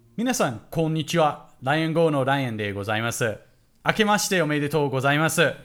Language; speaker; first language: Japanese; non-native, fluent; English